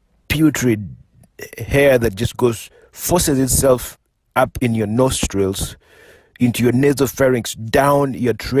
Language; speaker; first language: English; non-native, local second language; Luo (Kenya and Tanzania)